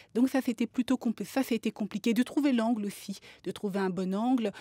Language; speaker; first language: French; native; French